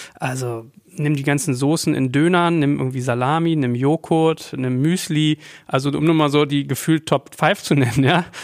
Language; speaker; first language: German; native; German